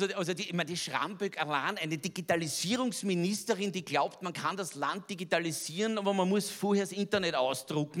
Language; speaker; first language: German; native; German